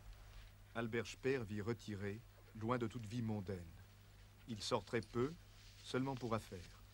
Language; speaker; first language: French; native; French